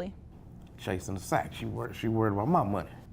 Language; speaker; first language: English; native; English